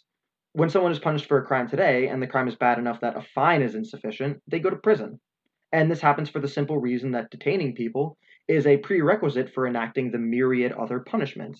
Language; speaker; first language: English; native; English